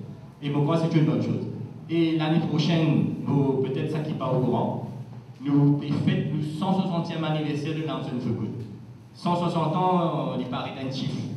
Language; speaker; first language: French; non-native, local second language; Morisyen